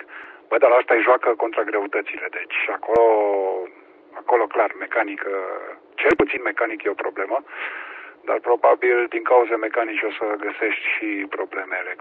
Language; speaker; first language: Romanian; native; Romanian